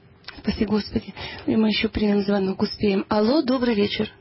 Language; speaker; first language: Russian; native; Russian